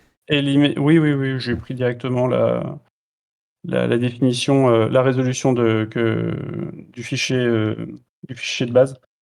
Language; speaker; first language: French; native; French